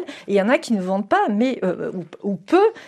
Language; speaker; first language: French; native; French